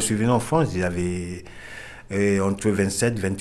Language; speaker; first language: French; non-native, fluent; Ewe